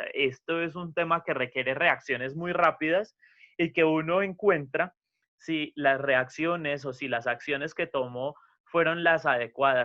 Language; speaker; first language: Spanish; native; Spanish